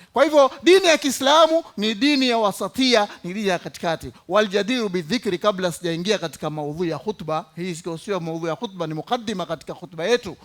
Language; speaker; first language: Swahili; native; Swahili